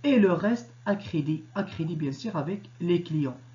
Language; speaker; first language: French; non-native, local second language; Arabic